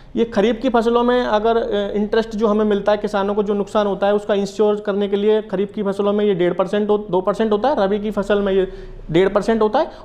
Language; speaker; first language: Hindi; native; Hindi